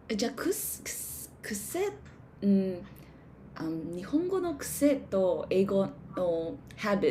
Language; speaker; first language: Japanese; non-native, learner; English